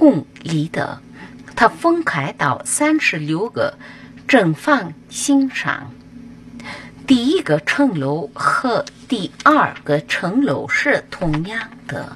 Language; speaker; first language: Chinese; non-native, learner; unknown